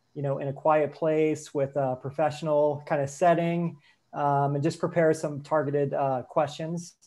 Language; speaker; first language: English; native; English